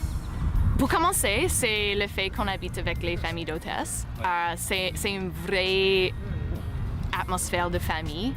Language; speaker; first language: French; non-native, fluent; English